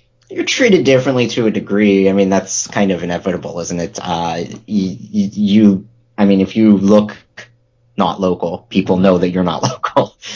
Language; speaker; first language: English; native; English